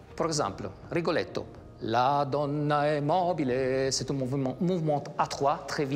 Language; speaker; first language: French; non-native, fluent; Italian